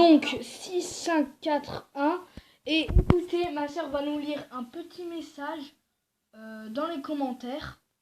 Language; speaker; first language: French; native; French